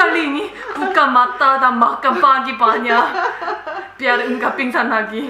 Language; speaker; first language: Indonesian; non-native, learner; Korean